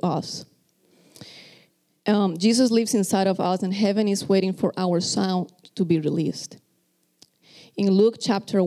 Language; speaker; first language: English; non-native, fluent; Spanish